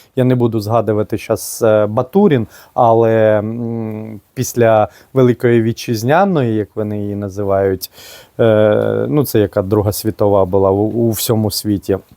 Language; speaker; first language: Ukrainian; non-native, local second language; Russian